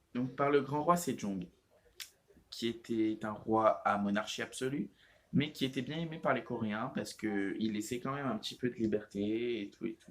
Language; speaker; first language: French; native; French